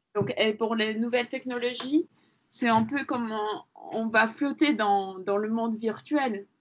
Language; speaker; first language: French; non-native, fluent; Latvian